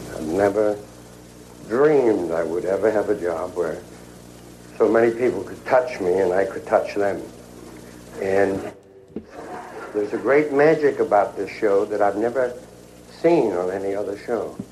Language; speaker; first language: English; native; English